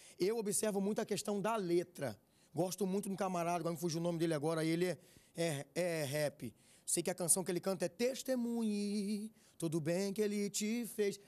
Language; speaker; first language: Portuguese; native; Portuguese